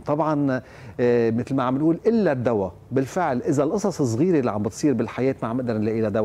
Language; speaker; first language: Arabic; native; Arabic